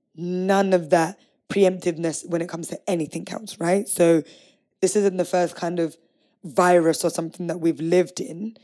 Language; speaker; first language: English; native; English